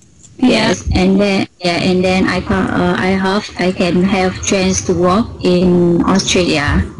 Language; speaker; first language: English; non-native, learner; Vietnamese